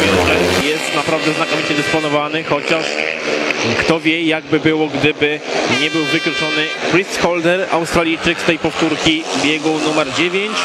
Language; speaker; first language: Polish; native; Polish